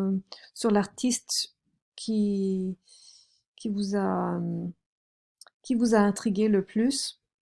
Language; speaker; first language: French; non-native, fluent; German